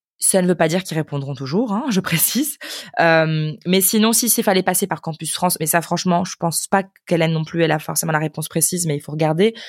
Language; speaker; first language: French; native; French